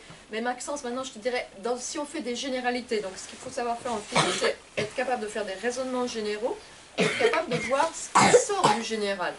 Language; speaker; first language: French; native; French